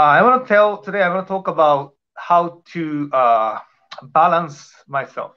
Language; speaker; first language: English; non-native, fluent; Japanese